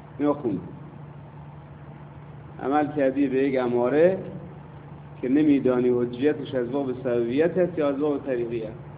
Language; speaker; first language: Persian; native; Persian